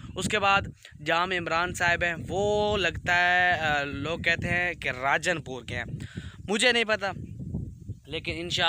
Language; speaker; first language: Urdu; non-native, local second language; Punjabi